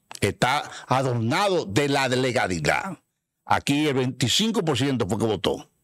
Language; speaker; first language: Spanish; native; Spanish